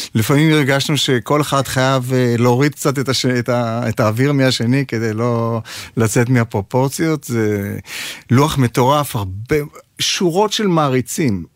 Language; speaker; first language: Hebrew; native; Hebrew